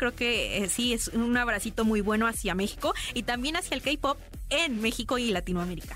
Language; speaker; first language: Spanish; native; Spanish